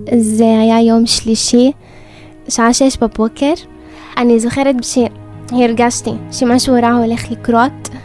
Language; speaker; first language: Hebrew; non-native, local second language; Arabic